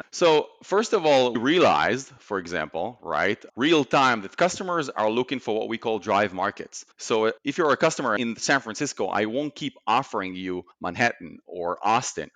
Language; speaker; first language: English; non-native, fluent; Hebrew